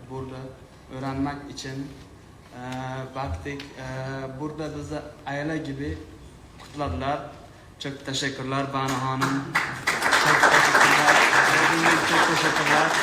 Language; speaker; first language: Turkish; non-native, learner; Uzbek